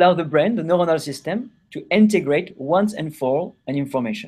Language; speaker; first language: English; non-native, fluent; French